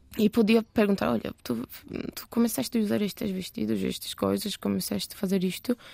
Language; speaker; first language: Portuguese; non-native, learner; Turkish